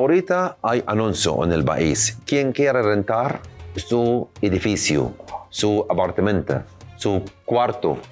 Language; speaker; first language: Spanish; non-native, learner; Arabic